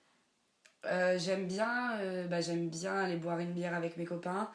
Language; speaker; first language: French; native; French